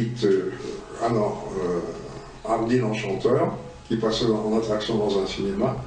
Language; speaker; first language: French; native; French